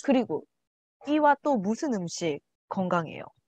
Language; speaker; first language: Korean; non-native, learner; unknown